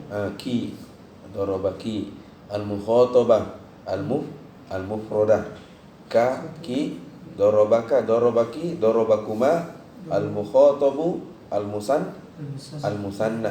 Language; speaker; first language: Arabic; non-native, fluent; Indonesian